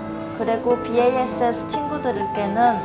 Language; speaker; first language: Korean; early bilingual, heritage; Korean